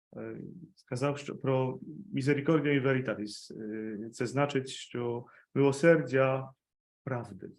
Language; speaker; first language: Ukrainian; non-native, fluent; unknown